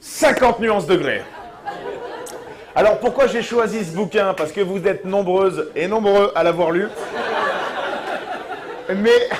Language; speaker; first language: French; native; French